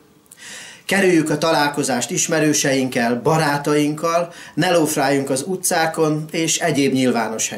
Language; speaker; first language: Hungarian; native; Hungarian